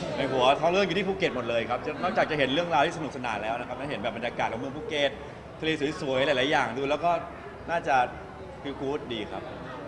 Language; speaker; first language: Thai; native; Thai